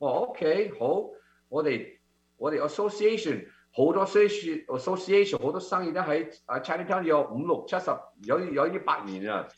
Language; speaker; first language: Cantonese; early bilingual, heritage; Cantonese